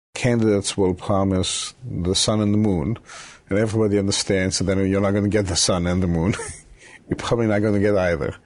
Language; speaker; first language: English; early bilingual, other home language; Romanian